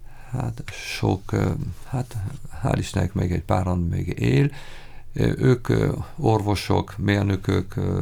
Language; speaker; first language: Hungarian; non-native, fluent; French